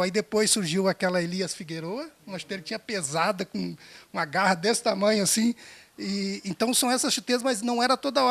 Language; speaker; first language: Portuguese; native; Portuguese